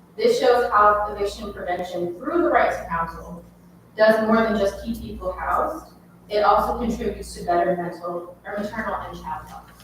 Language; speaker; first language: English; native; English